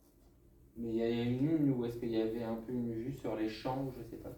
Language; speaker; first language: French; native; French